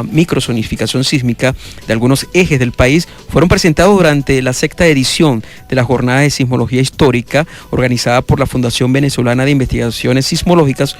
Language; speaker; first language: Spanish; native; Spanish